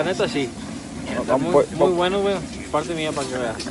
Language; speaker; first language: Spanish; native; Spanish